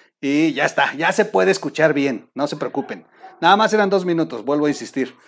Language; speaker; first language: Spanish; native; Spanish